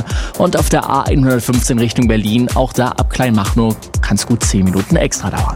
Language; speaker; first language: German; native; German